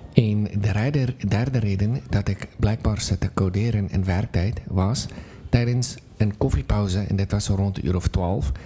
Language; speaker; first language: Dutch; non-native, fluent; Afrikaans